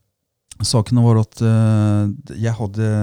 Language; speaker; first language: Norwegian; early bilingual, other home language; Persian